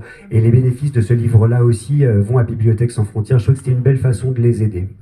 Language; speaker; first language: French; native; French